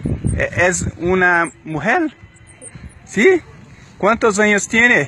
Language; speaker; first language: Spanish; non-native, learner; Portuguese